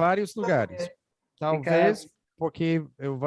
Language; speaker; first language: Portuguese; non-native, fluent; English